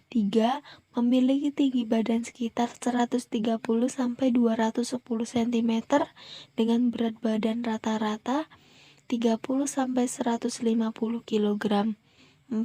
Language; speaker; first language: Indonesian; native; Indonesian